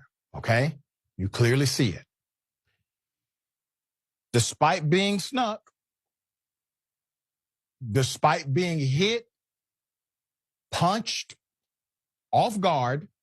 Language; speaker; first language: English; native; English